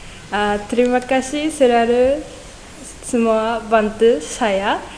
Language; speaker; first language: Indonesian; non-native, learner; Japanese